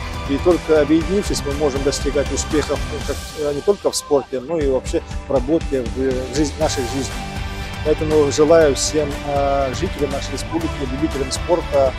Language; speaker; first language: Russian; native; Russian